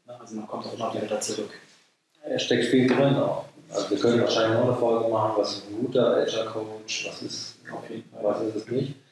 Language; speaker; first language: German; native; German